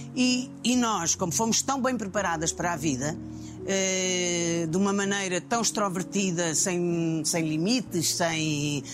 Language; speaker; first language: Portuguese; native; Portuguese